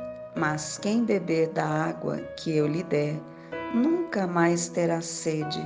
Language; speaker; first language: Portuguese; native; Portuguese